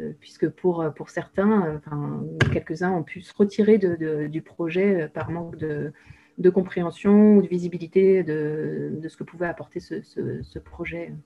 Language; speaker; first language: French; native; French